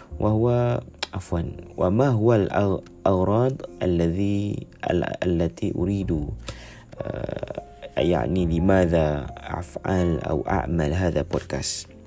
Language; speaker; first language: Arabic; non-native, learner; Malay